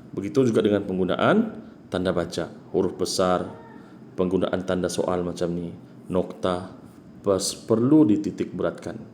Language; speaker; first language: Malay; native; Malay